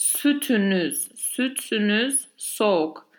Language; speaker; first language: Turkish; non-native, learner; English